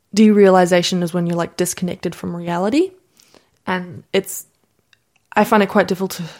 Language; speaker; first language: English; native; English